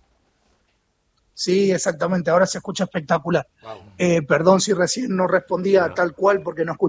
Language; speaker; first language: Spanish; native; Spanish